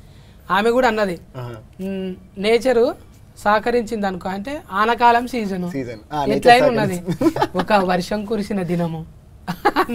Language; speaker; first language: Telugu; native; Telugu